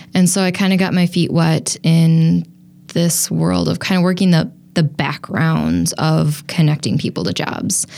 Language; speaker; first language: English; native; English